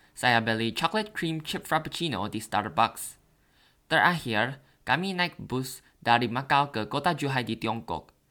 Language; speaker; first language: Indonesian; non-native, learner; Thai